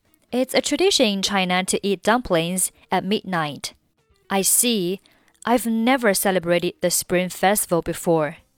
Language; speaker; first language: English; non-native, fluent; Chinese